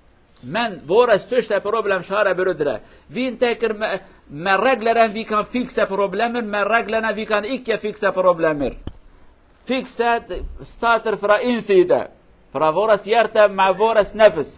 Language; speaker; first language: Norwegian; non-native, learner; Central Kurdish